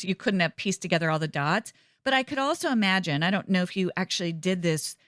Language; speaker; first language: English; native; English